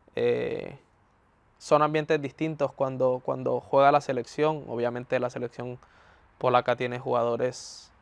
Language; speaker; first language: Spanish; native; Spanish